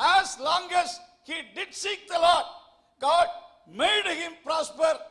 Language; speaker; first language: English; non-native, local second language; Tamil